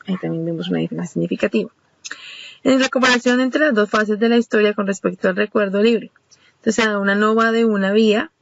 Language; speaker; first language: Spanish; native; Spanish